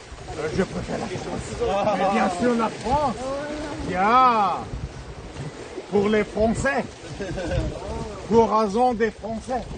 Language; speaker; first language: French; non-native, fluent; German